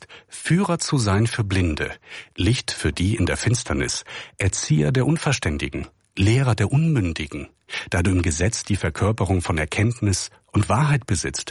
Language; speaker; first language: German; native; German